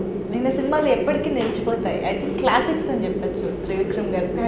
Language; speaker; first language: Telugu; native; Telugu